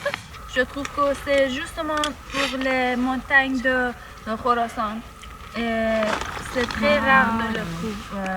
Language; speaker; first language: French; non-native, learner; Persian